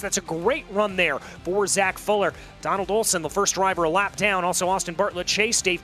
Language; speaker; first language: English; native; English